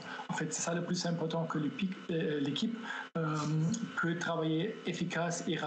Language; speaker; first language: French; non-native, fluent; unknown